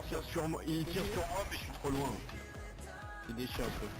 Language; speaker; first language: French; native; French